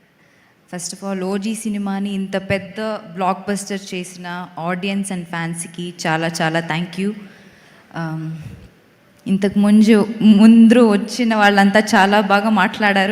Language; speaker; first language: Telugu; non-native, local second language; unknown